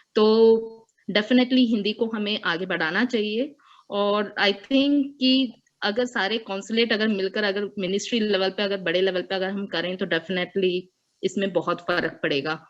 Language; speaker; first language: Hindi; non-native, local second language; Tamil